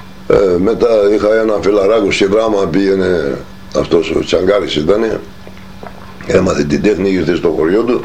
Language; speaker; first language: Greek; non-native, local second language; Turkish